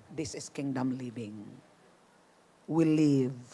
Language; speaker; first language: English; non-native, local second language; Filipino